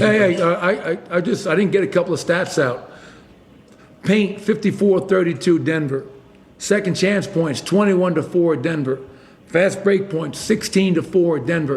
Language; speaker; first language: English; native; English